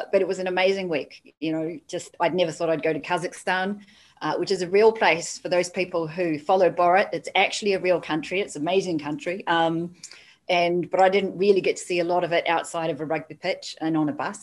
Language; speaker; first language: English; native; English